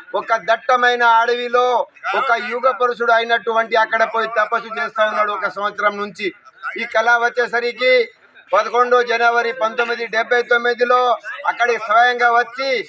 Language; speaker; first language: Telugu; non-native, local second language; Lambadi